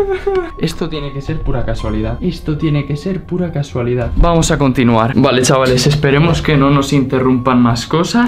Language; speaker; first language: Spanish; native; Spanish